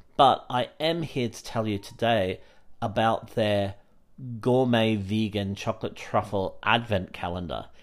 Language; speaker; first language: English; native; English